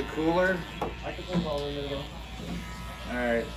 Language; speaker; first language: English; native; English